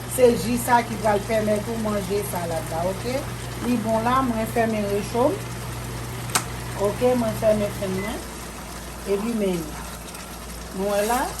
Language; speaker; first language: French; non-native, local second language; Haitian Creole